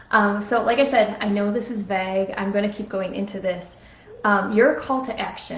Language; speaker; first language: English; native; English